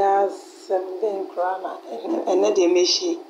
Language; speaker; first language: English; non-native, local second language; Akan